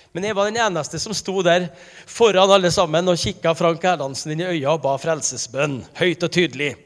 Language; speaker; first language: Norwegian; native; Norwegian